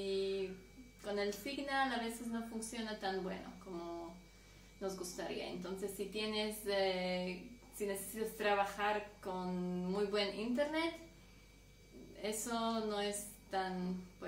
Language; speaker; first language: Spanish; non-native, fluent; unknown